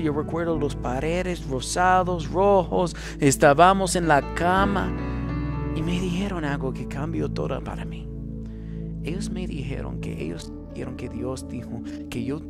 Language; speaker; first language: Spanish; non-native, fluent; English